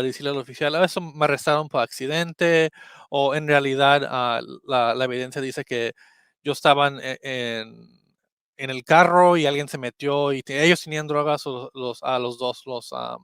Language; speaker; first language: Spanish; early bilingual, heritage; Spanish